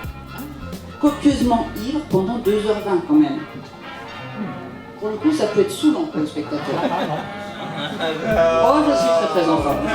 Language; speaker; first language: French; native; French